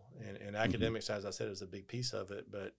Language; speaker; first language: English; native; English